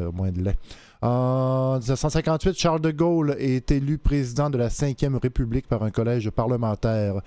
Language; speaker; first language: French; native; French